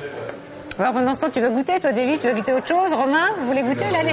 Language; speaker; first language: French; native; French